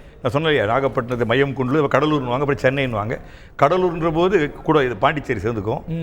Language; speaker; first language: Tamil; native; Tamil